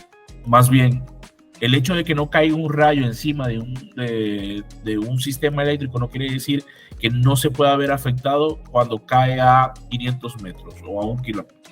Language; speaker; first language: Spanish; native; Spanish